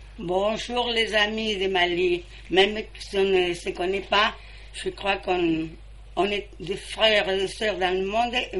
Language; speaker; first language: French; non-native, fluent; Spanish